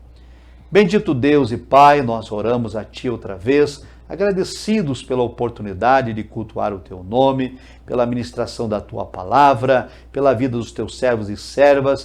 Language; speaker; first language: Portuguese; native; Portuguese